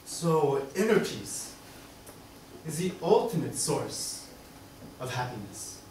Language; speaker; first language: English; non-native, learner; Tibetan